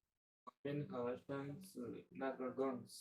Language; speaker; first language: Chinese; non-native, learner; Bangla